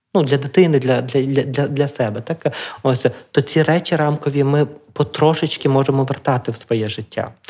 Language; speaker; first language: Ukrainian; native; Ukrainian